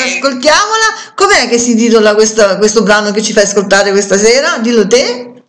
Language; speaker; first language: Italian; native; Italian